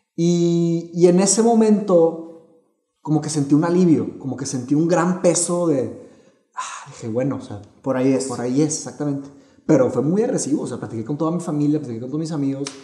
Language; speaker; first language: Spanish; early bilingual, other home language; Portuguese